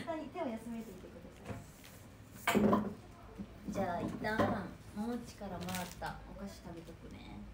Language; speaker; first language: Japanese; native; Japanese